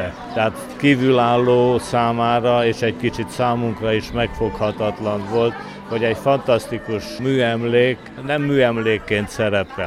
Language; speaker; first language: Hungarian; native; Hungarian